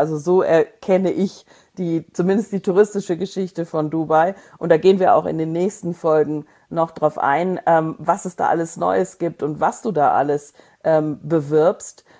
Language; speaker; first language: German; native; German